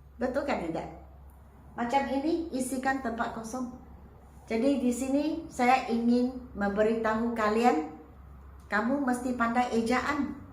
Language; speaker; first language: Malay; non-native, local second language; Chinese